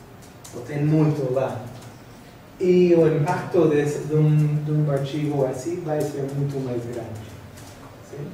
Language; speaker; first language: Portuguese; non-native, fluent; English